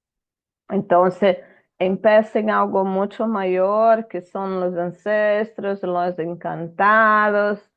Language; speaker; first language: Spanish; non-native, fluent; Portuguese